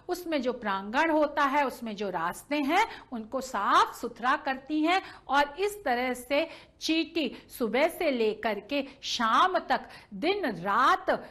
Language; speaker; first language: Hindi; native; Hindi